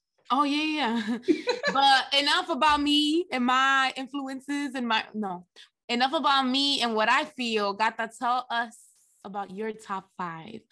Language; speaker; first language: English; early bilingual, other home language; Spanish